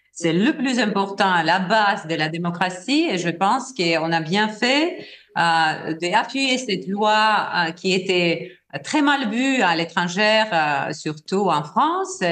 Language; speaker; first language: French; non-native, fluent; Georgian